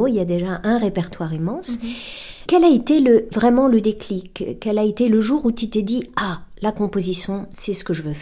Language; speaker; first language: French; native; French